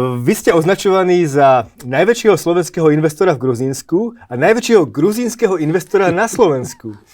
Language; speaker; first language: Slovak; native; Slovak